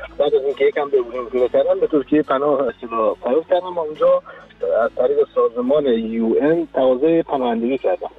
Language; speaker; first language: Persian; non-native, local second language; Central Kurdish